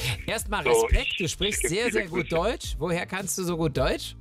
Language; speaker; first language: German; native; German